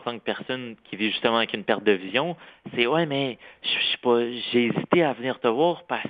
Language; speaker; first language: French; native; French